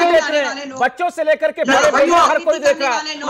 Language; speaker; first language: Hindi; native; Hindi